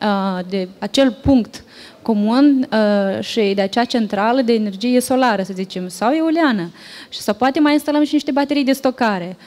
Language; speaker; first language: Romanian; native; Romanian